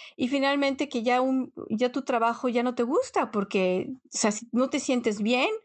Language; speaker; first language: Spanish; native; Spanish